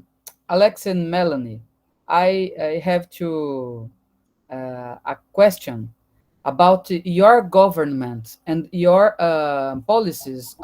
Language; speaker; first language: English; non-native, learner; Portuguese